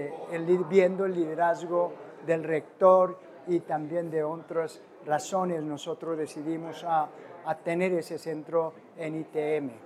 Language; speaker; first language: Spanish; non-native, fluent; Korean